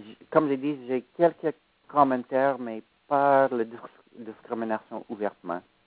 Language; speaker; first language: French; non-native, fluent; English